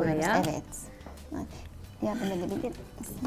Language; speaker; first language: Turkish; non-native, learner; Arabic